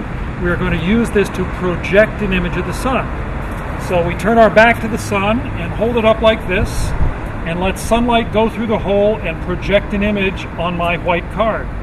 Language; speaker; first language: English; native; English